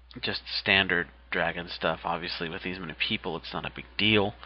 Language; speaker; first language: English; native; English